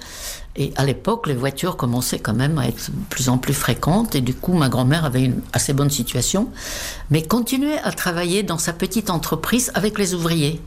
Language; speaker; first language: French; non-native, fluent; Czech